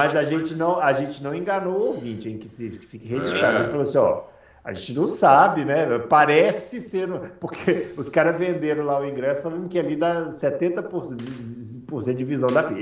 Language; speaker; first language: Portuguese; native; Portuguese